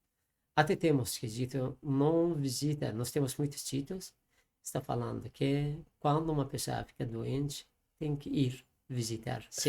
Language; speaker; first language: Portuguese; non-native, learner; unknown